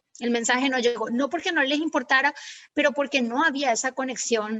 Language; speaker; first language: Spanish; native; Spanish